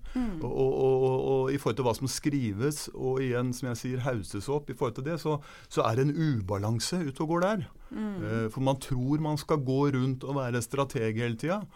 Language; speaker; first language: Norwegian; native; Norwegian